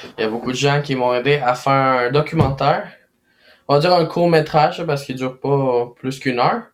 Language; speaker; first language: French; non-native, fluent; Spanish